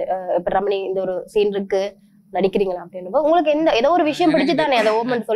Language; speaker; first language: Tamil; native; Tamil